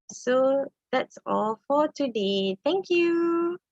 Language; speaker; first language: English; non-native, local second language; Malay